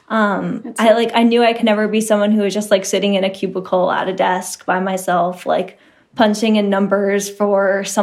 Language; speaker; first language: English; native; English